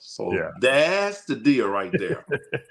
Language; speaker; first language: English; native; English